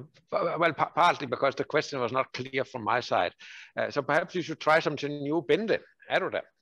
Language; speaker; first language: English; non-native, fluent; Danish